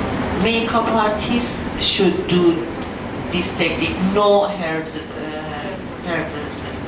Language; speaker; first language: English; non-native, learner; Persian